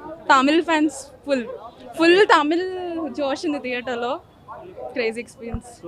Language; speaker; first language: Telugu; non-native, local second language; Tamil